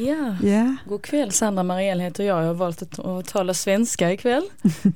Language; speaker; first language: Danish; non-native, learner; Swedish